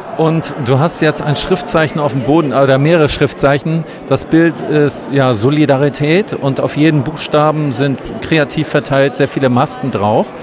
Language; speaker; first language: German; native; German